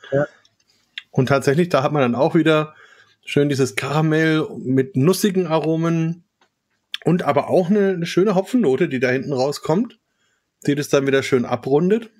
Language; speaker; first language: German; native; German